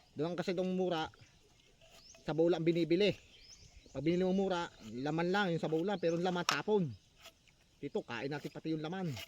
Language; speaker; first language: Filipino; non-native, local second language; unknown